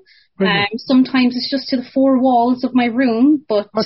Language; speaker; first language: English; native; English